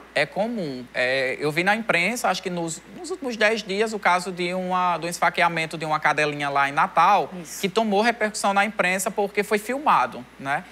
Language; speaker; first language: Portuguese; native; Portuguese